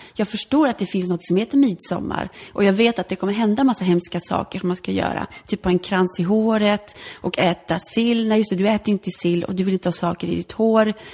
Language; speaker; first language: Swedish; early bilingual, other home language; Polish